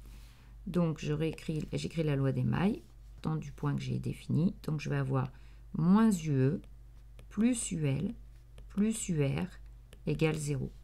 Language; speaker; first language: French; native; French